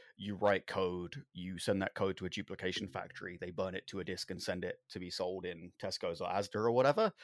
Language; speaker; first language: English; native; English